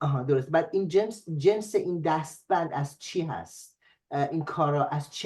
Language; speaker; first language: Persian; native; Persian